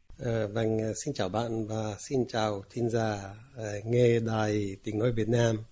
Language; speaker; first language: Vietnamese; non-native, fluent; Arabic